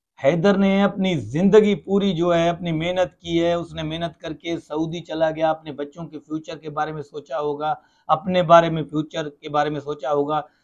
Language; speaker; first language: Urdu; non-native, local second language; Sindhi